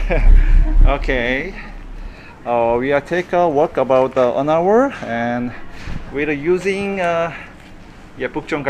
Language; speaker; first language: English; non-native, fluent; Korean